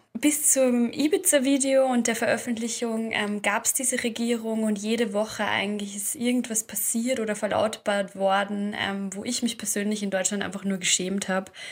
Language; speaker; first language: German; native; German